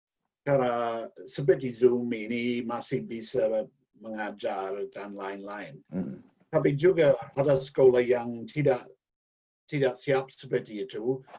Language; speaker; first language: Indonesian; non-native, learner; English